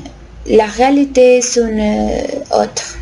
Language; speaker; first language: French; non-native, learner; Spanish